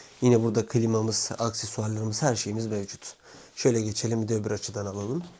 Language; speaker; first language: Turkish; native; Turkish